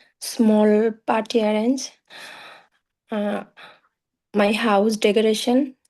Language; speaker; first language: English; non-native, learner; Bangla